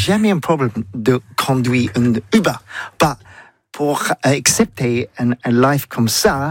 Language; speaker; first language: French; non-native, learner; English